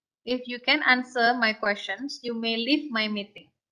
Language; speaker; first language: English; non-native, fluent; Javanese